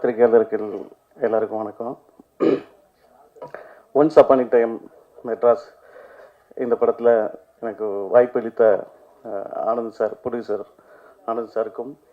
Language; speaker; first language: Tamil; native; Tamil